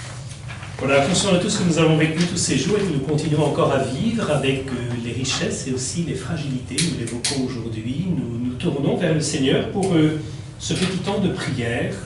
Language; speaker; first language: French; native; French